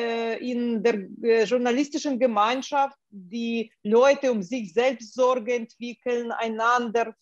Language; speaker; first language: German; non-native, fluent; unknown